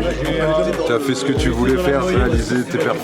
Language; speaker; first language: French; native; French